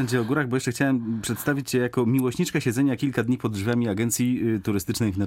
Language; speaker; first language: Polish; native; Polish